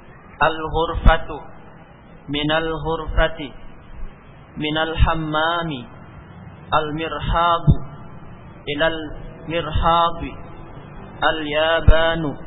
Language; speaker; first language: Arabic; non-native, learner; Indonesian